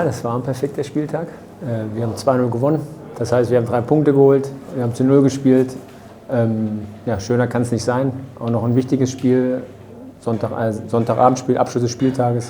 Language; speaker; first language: German; native; German